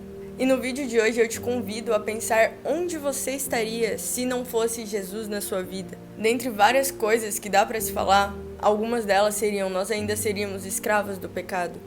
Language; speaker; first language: Portuguese; native; Portuguese